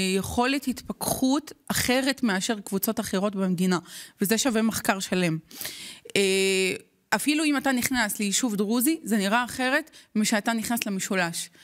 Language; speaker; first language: Hebrew; non-native, local second language; Arabic